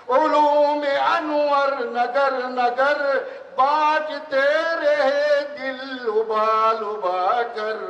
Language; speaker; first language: Urdu; non-native, fluent; Bangla